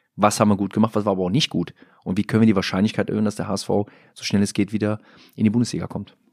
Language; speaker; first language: German; native; German